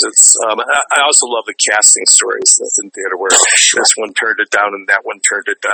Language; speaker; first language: English; native; English